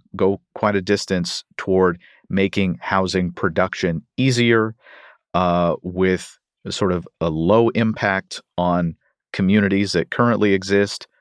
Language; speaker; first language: English; native; English